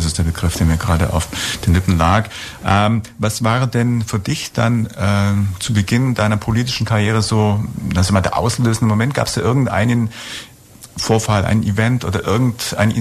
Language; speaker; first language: German; native; German